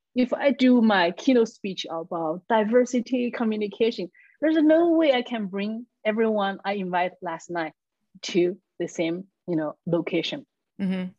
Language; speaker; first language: English; non-native, fluent; Chinese